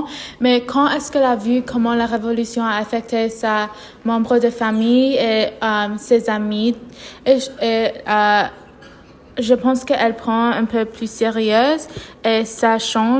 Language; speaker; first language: French; non-native, learner; English